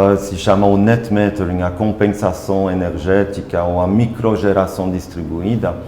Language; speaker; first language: Portuguese; non-native, fluent; French